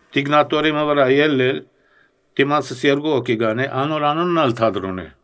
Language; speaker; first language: Armenian; early bilingual, heritage; Armenian